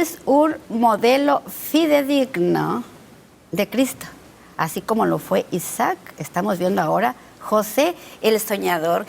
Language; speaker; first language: Spanish; native; Spanish